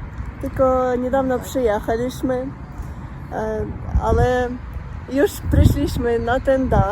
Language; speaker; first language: Polish; non-native, learner; Ukrainian